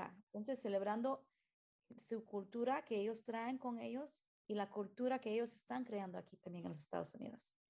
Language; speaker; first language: Spanish; early bilingual, heritage; Spanish